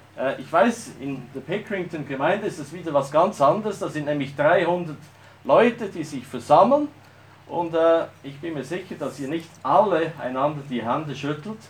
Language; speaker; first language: German; native; German